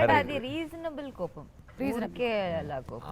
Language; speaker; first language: Telugu; non-native, learner; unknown